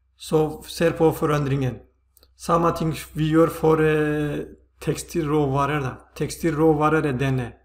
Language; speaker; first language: Swedish; non-native, fluent; Turkish